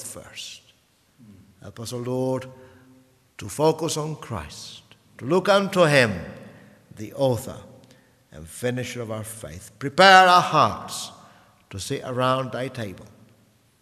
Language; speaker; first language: English; non-native, fluent; Italian